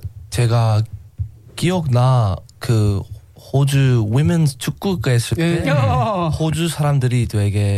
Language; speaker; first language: Korean; non-native, learner; English